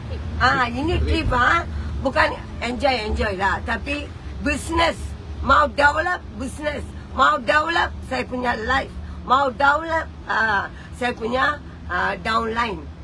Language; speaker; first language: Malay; non-native, local second language; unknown